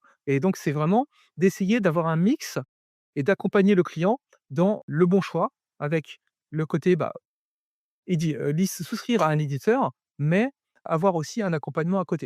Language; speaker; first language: French; native; French